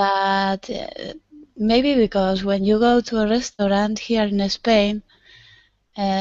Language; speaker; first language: English; non-native, learner; Spanish